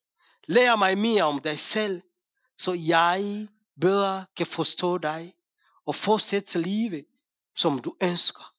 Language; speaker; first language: Danish; non-native, fluent; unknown